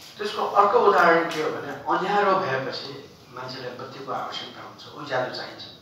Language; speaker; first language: Nepali; non-native, local second language; Newari